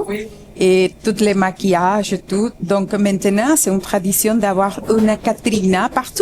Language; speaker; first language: French; non-native, fluent; Spanish